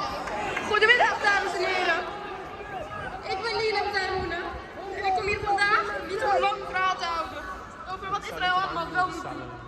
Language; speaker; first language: Dutch; early bilingual, other home language; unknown